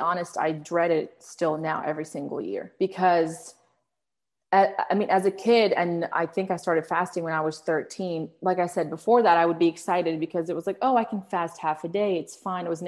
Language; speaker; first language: English; early bilingual, other home language; Arabic